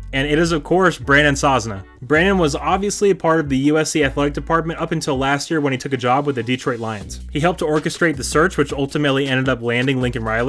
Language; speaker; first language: English; native; English